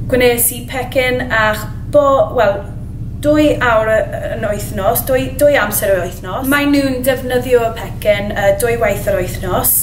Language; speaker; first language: Welsh; non-native, learner; English